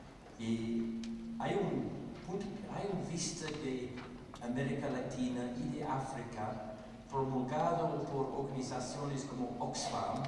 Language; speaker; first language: Spanish; non-native, fluent; English